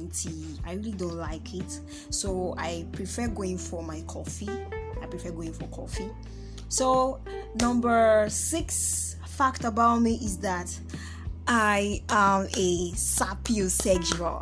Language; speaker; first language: English; non-native, local second language; Igbo